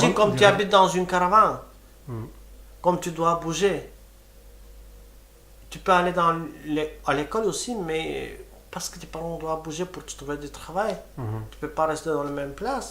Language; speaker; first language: French; non-native, fluent; Romany